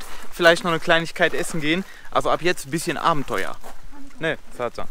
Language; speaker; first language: German; native; German